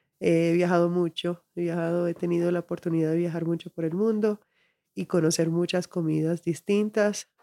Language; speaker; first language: Spanish; early bilingual, heritage; Spanish